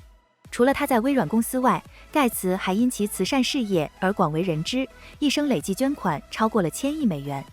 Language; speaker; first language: Chinese; native; Chinese